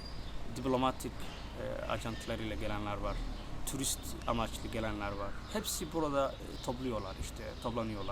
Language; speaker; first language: Turkish; non-native, fluent; Somali